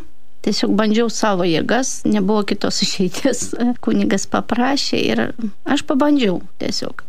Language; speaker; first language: Lithuanian; non-native, fluent; Russian